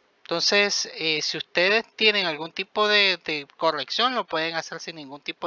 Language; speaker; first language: Spanish; native; Spanish